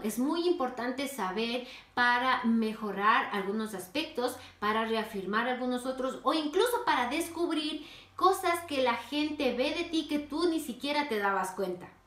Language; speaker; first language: Spanish; native; Spanish